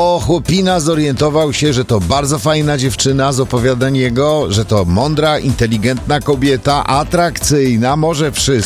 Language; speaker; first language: Polish; native; Polish